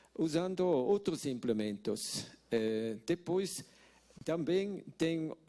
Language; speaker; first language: Portuguese; non-native, fluent; Swiss German